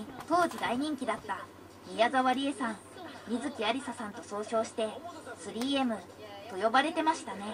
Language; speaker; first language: Japanese; native; Japanese